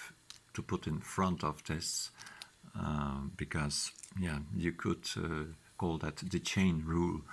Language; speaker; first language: English; non-native, fluent; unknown